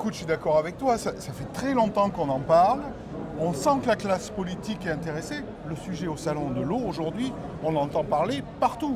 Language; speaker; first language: French; native; French